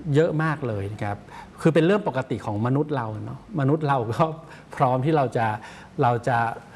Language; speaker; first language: Thai; native; Thai